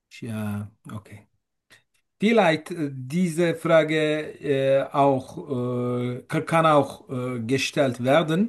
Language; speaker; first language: German; non-native, learner; Turkish